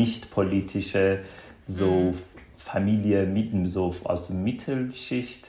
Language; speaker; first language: German; non-native, fluent; Persian